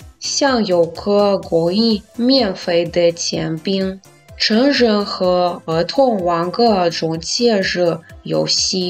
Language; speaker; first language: Chinese; non-native, learner; Russian